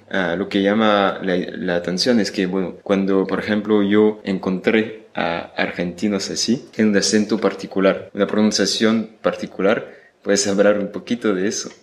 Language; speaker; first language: Spanish; non-native, fluent; French